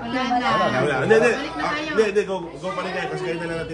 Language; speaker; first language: Filipino; native; Filipino